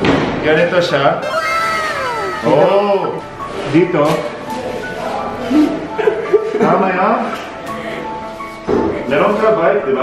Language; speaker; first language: Filipino; non-native, learner; Arabic